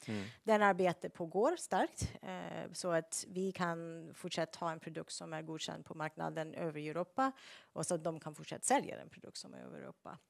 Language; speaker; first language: Swedish; non-native, fluent; English